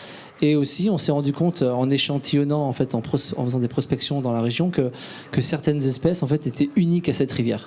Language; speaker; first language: French; native; French